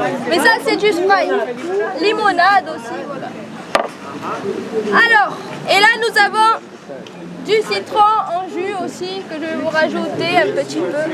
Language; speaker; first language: French; native; French